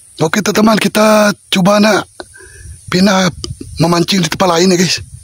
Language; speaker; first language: Malay; non-native, local second language; Iban